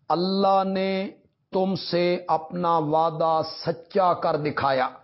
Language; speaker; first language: Urdu; non-native, local second language; Punjabi